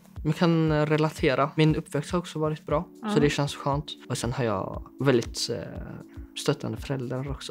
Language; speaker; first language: Swedish; early bilingual, other home language; Chinese